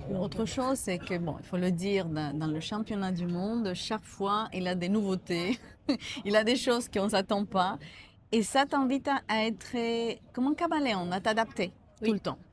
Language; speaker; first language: French; non-native, fluent; Spanish